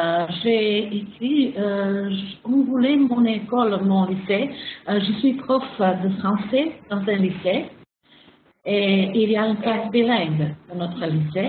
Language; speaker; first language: French; non-native, fluent; Macedonian